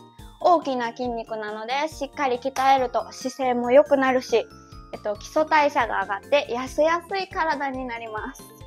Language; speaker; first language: Japanese; native; Japanese